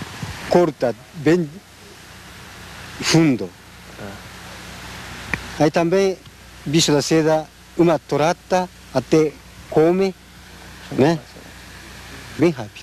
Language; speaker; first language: Portuguese; non-native, learner; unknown